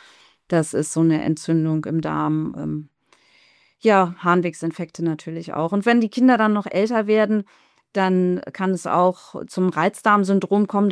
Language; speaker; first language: German; native; German